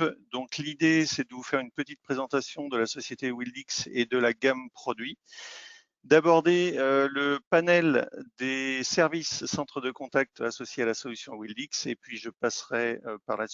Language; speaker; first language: French; native; French